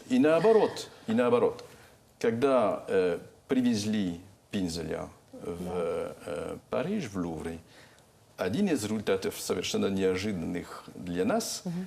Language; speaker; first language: Russian; non-native, fluent; French